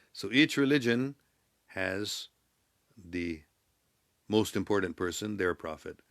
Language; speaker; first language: English; native; English